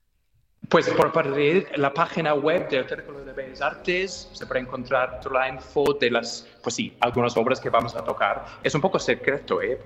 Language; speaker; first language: Spanish; non-native, fluent; English